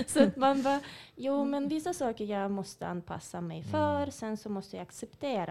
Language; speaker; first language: Swedish; non-native, fluent; Russian